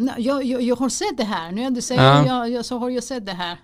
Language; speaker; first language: Swedish; non-native, fluent; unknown